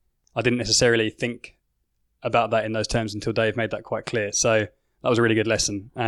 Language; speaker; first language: English; native; English